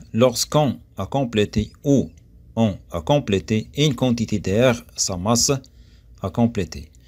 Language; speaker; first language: French; non-native, local second language; Arabic